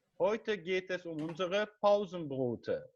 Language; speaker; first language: German; non-native, fluent; Turkish